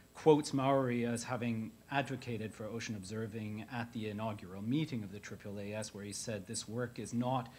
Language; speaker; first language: English; native; English